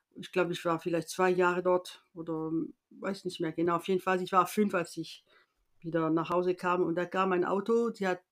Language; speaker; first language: German; non-native, fluent; French